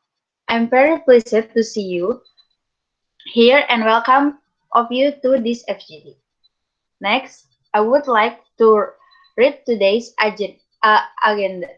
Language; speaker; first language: English; non-native, learner; Indonesian